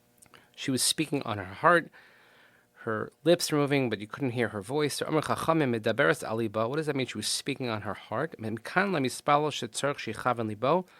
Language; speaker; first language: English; native; English